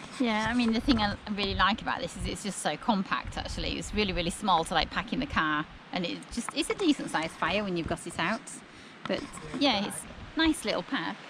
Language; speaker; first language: English; native; English